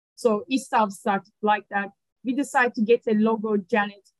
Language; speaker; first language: English; non-native, fluent; Turkish